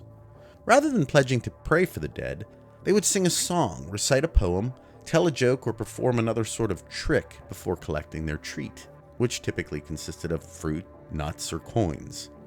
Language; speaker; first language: English; native; English